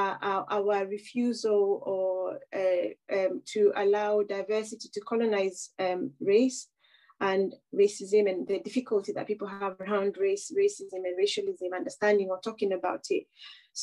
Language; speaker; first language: English; non-native, local second language; Kikuyu